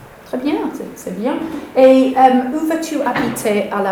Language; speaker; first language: French; non-native, fluent; English